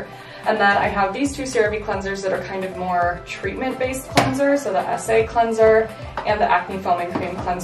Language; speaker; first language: English; native; English